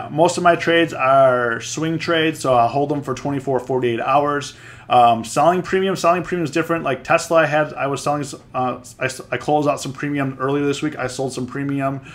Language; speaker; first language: English; native; English